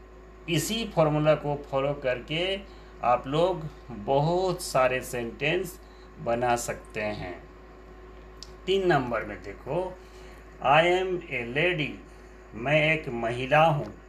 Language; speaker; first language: Hindi; non-native, local second language; Bangla